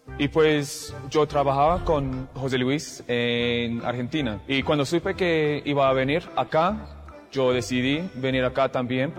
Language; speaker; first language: Spanish; non-native, fluent; English